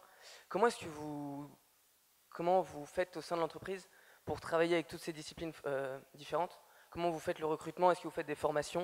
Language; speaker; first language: French; native; French